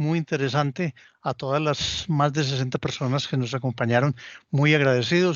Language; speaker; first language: Spanish; native; Spanish